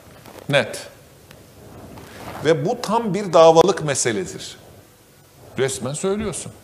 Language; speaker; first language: Turkish; native; Turkish